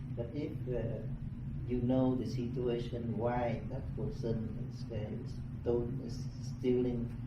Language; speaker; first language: English; non-native, learner; Vietnamese